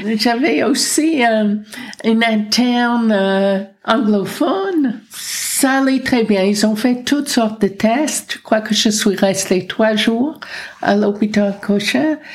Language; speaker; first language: French; non-native, fluent; English